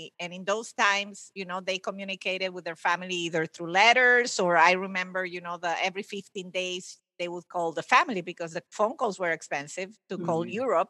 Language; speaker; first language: English; non-native, fluent; Italian